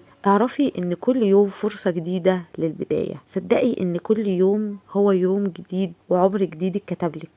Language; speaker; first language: Arabic; native; Arabic